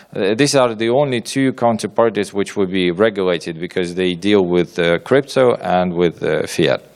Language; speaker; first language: English; non-native, fluent; Ukrainian